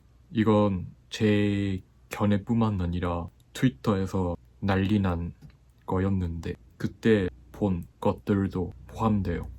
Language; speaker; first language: Korean; non-native, fluent; Japanese